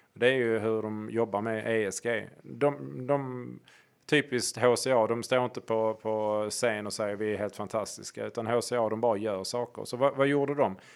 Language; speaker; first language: Swedish; native; Swedish